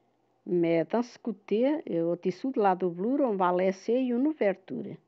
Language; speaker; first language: French; non-native, fluent; Portuguese